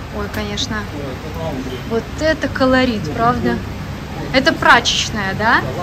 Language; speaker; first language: Russian; non-native, local second language; Belarusian